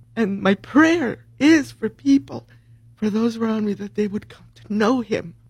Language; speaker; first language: English; early bilingual, other home language; Spanish